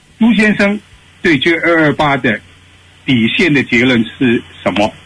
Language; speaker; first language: Chinese; non-native, local second language; Cantonese